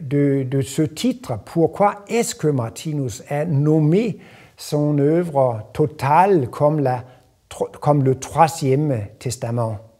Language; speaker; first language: French; non-native, fluent; Danish